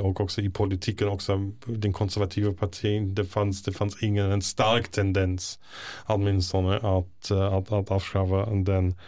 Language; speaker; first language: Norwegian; non-native, fluent; German